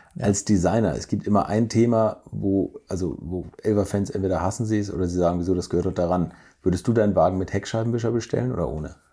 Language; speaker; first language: German; native; German